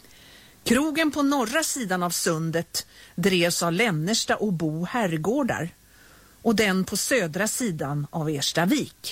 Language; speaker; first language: Swedish; native; Swedish